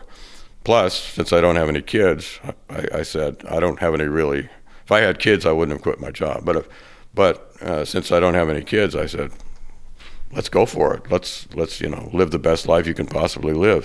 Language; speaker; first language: English; native; English